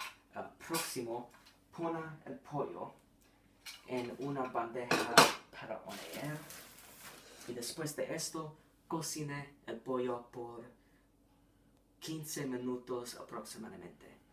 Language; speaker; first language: Spanish; non-native, learner; English